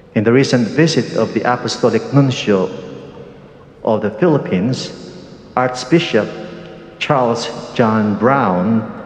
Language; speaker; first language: English; non-native, local second language; Pampanga